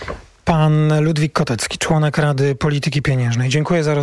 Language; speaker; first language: Polish; native; Polish